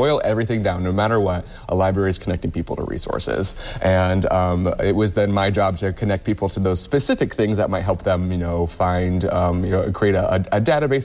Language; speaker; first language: English; native; English